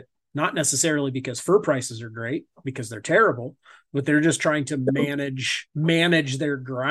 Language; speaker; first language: English; native; English